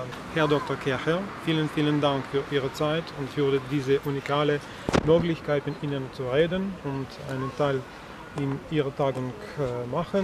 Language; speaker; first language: German; non-native, learner; Russian